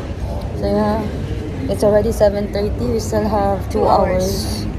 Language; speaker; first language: English; non-native, local second language; Filipino